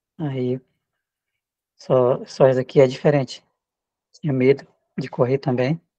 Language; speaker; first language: Portuguese; non-native, local second language; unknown